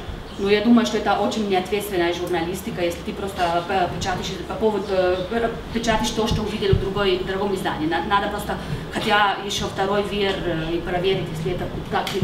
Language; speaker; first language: Russian; non-native, fluent; Slovenian